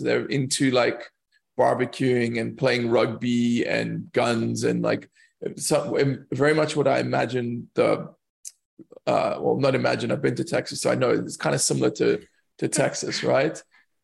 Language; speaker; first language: English; native; English